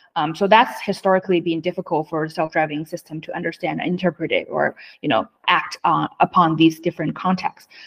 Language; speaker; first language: English; non-native, fluent; Chinese